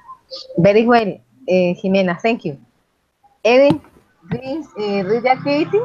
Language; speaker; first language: English; non-native, learner; Spanish